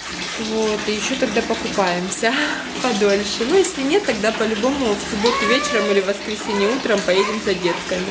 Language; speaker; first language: Russian; native; Russian